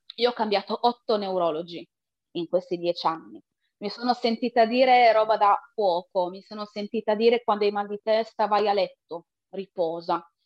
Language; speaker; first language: Italian; native; Italian